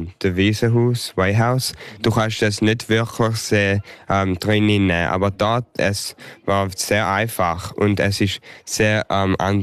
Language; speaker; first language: German; early bilingual, heritage; English